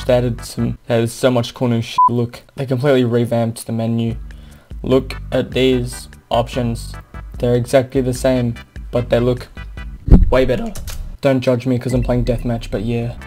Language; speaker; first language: English; native; English